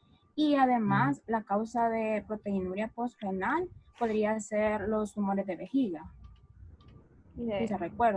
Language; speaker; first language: Spanish; native; Spanish